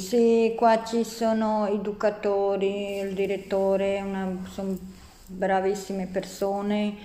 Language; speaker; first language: Italian; non-native, learner; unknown